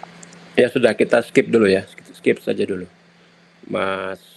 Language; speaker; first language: Indonesian; native; Indonesian